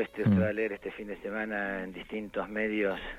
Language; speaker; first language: Spanish; native; Spanish